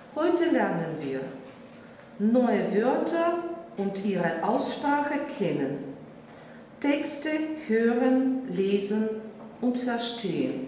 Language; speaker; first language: German; non-native, fluent; Russian